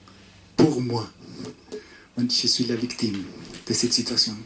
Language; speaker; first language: French; non-native, fluent; Spanish